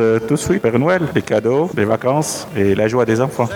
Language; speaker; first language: French; non-native, fluent; Arabic